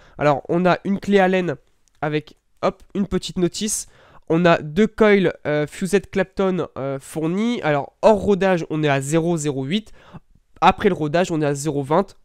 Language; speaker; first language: French; native; French